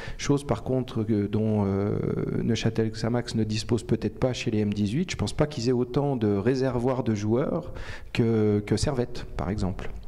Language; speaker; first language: French; native; French